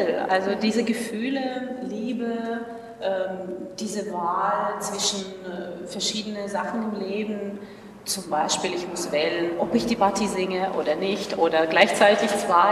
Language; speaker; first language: German; non-native, fluent; Russian